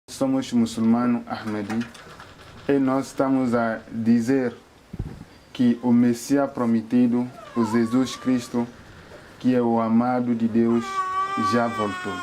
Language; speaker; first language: Portuguese; non-native, fluent; French